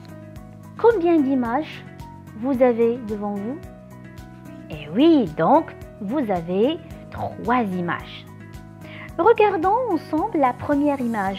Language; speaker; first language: French; non-native, local second language; Arabic